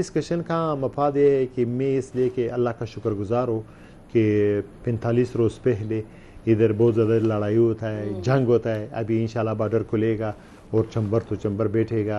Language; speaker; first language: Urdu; non-native, learner; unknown